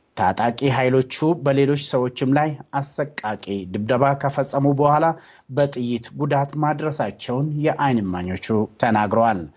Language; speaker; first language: Amharic; non-native, local second language; Oromo